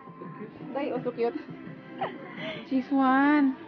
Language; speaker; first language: English; non-native, local second language; Filipino